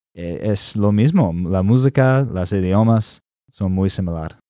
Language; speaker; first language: Spanish; non-native, learner; English